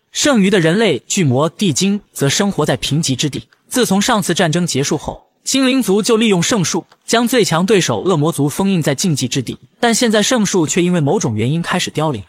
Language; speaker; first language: Chinese; native; Chinese